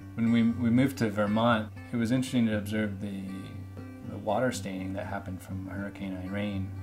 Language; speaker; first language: English; native; English